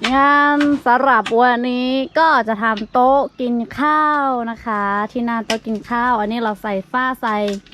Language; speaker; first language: Thai; non-native, local second language; Lahu